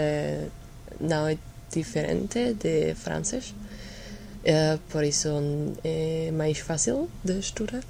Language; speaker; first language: Portuguese; non-native, learner; Slovak